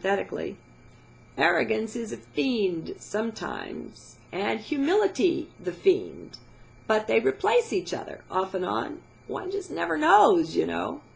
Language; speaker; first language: English; native; English